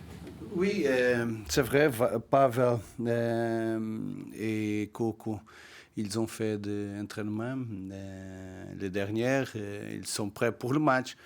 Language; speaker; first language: French; non-native, learner; Portuguese